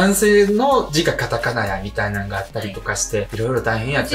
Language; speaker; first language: Japanese; early bilingual, other home language; Russian